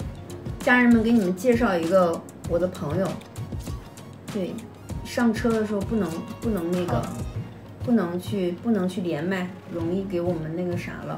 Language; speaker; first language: Chinese; native; Chinese